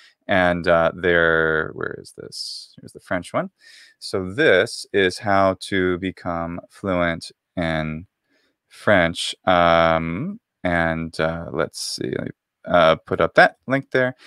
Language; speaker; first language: English; native; English